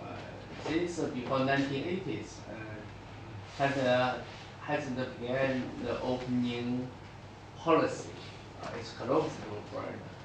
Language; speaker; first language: English; non-native, fluent; Chinese